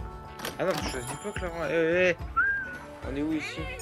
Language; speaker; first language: French; native; French